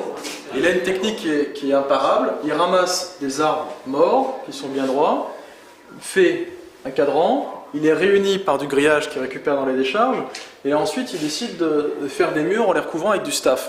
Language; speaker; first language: French; native; French